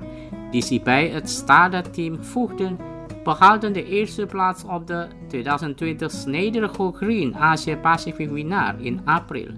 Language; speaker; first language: Dutch; non-native, fluent; Indonesian